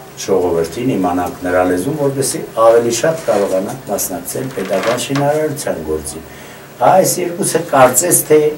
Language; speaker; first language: Armenian; native; Armenian